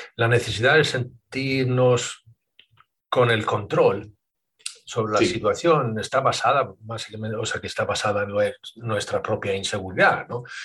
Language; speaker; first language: Spanish; non-native, fluent; Swedish